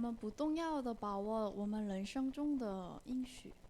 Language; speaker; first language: Chinese; non-native, fluent; Korean